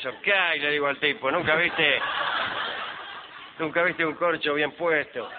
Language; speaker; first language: Spanish; native; Spanish